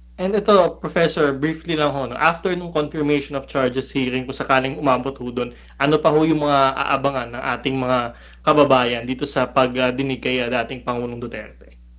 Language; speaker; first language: Filipino; native; Filipino